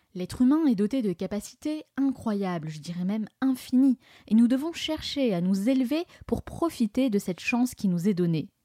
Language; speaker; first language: French; native; French